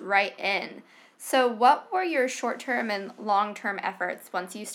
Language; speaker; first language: English; native; English